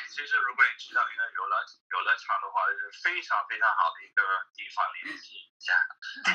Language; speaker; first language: Chinese; non-native, fluent; English